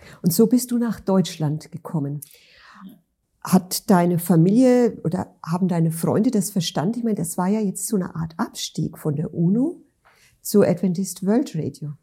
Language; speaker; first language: German; native; German